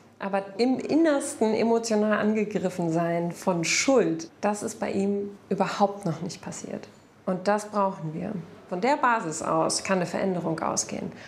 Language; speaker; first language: German; native; German